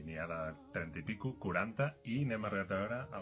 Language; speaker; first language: Catalan; native; Catalan